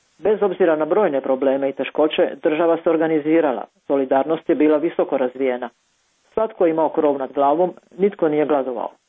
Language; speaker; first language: Croatian; native; Croatian